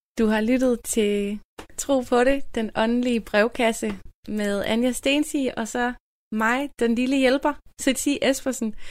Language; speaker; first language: Danish; native; Danish